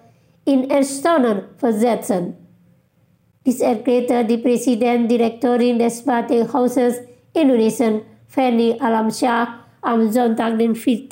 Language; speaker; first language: German; non-native, fluent; Indonesian